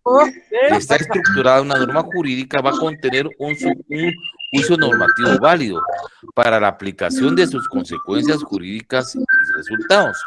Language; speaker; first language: Spanish; native; Spanish